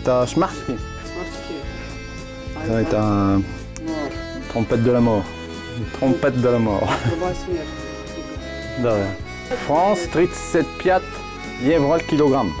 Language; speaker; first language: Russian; non-native, learner; French